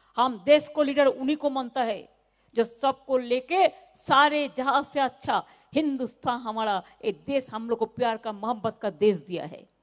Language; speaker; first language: Hindi; non-native, local second language; Bangla